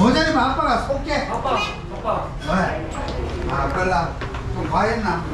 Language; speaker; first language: Korean; native; Korean